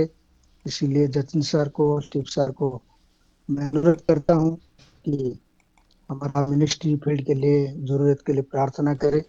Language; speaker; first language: Hindi; non-native, local second language; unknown